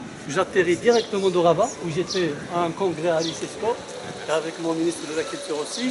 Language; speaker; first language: French; non-native, local second language; Arabic